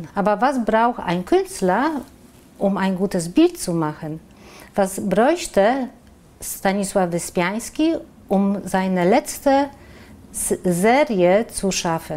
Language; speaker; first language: German; non-native, fluent; Polish